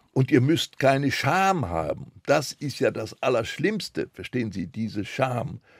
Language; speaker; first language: German; non-native, local second language; Polish